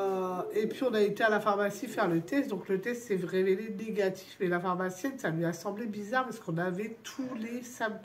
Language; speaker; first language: French; native; French